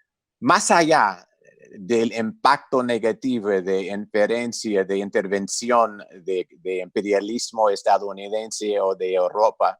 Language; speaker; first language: Spanish; non-native, fluent; English